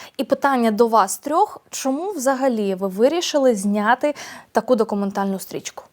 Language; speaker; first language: Ukrainian; native; Ukrainian